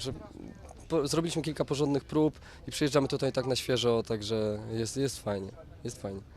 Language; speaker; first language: Polish; native; Polish